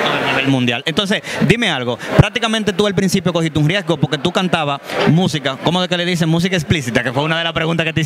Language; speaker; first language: Spanish; native; Spanish